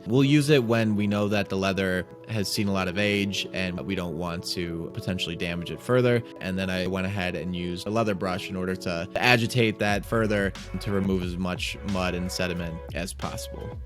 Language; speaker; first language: English; native; English